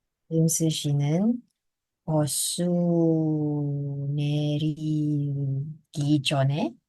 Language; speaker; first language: Korean; non-native, learner; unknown